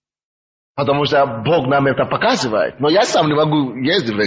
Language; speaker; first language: Russian; non-native, fluent; Yoruba